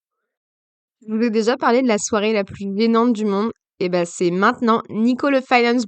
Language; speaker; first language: French; native; French